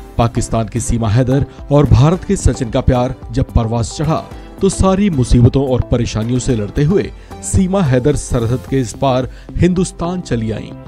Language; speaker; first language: Hindi; native; Hindi